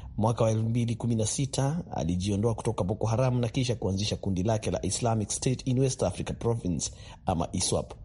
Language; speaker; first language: Swahili; native; Swahili